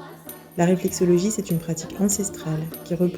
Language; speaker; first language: French; native; French